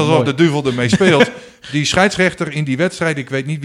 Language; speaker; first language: Dutch; native; Dutch